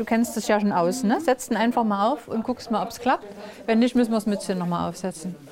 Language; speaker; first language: German; native; German